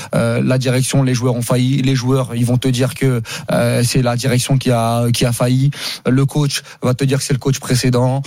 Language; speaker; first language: French; native; French